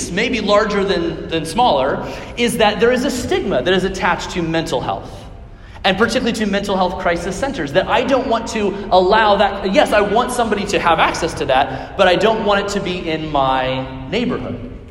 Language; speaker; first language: English; native; English